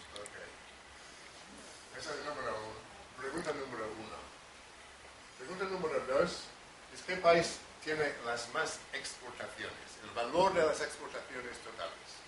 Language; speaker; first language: Spanish; non-native, fluent; English